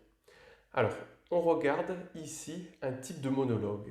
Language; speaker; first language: French; native; French